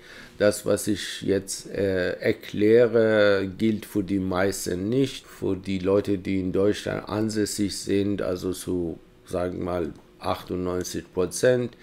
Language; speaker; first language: German; non-native, fluent; Persian